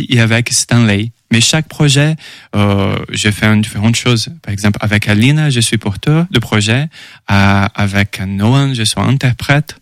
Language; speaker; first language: French; non-native, fluent; Portuguese